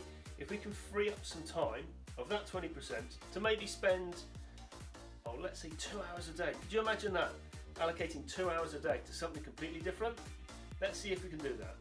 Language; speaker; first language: English; native; English